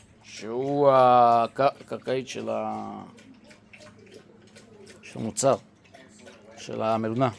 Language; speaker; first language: Hebrew; native; Hebrew